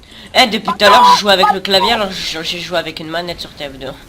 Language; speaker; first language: French; native; French